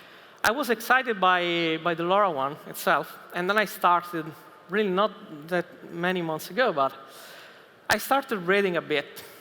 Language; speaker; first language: English; non-native, fluent; Italian